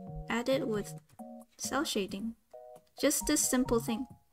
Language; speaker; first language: English; non-native, local second language; Cantonese